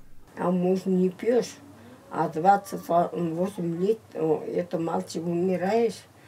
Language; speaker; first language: Russian; non-native, local second language; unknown